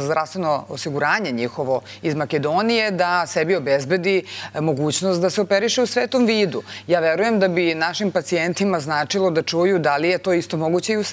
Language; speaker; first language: Bosnian; native; Bosnian